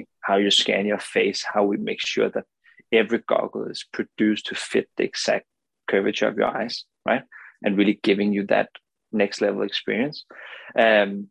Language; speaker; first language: English; non-native, fluent; Danish